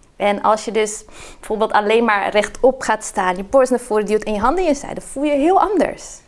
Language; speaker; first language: Dutch; non-native, fluent; Portuguese